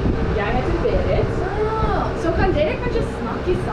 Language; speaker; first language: Norwegian; non-native, fluent; English